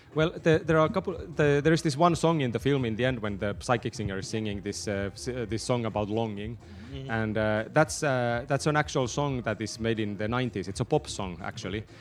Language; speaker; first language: English; non-native, fluent; Finnish